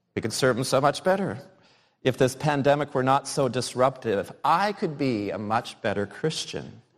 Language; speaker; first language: English; native; English